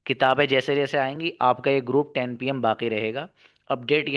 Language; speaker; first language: Hindi; native; Hindi